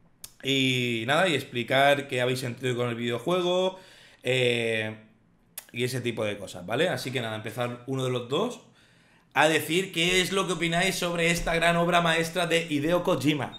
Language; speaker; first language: Spanish; native; Spanish